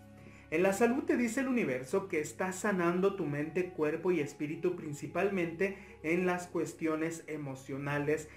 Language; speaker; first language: Spanish; native; Spanish